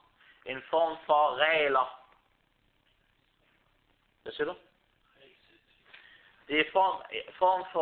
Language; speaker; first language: Danish; non-native, fluent; Arabic